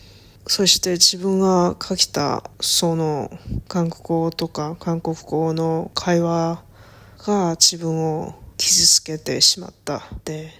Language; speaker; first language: Japanese; non-native, learner; Korean